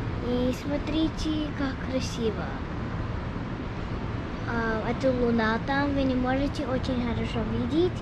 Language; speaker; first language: Russian; non-native, learner; English